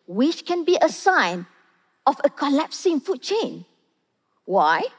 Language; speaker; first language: English; non-native, local second language; Malay